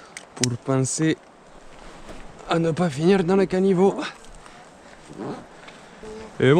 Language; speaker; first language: French; native; French